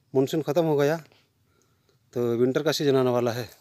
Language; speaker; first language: Hindi; non-native, local second language; Gujarati